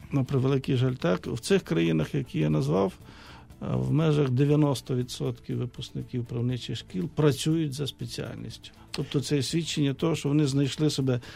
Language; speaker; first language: Ukrainian; native; Ukrainian